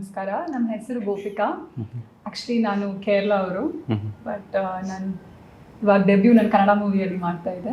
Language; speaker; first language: Kannada; non-native, local second language; Malayalam